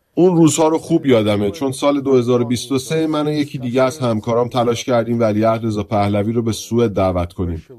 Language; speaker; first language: Persian; early bilingual, heritage; Persian